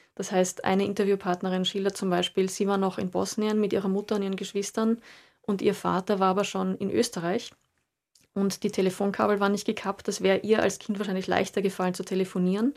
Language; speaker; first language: German; native; German